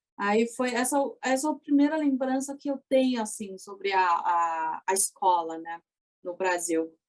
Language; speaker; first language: Portuguese; early bilingual, other home language; Chinese